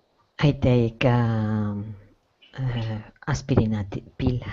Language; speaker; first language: English; non-native, learner; Spanish